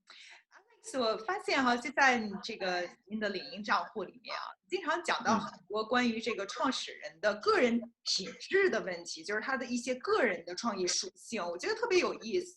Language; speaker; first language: Chinese; native; Chinese